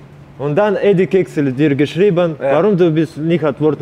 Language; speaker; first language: German; non-native, learner; Russian